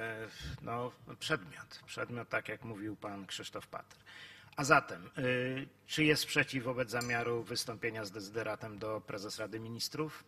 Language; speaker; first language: Polish; native; Polish